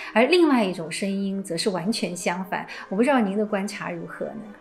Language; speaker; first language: Chinese; native; Chinese